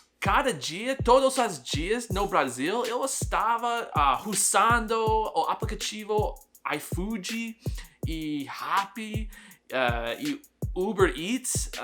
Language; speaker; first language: Portuguese; non-native, learner; English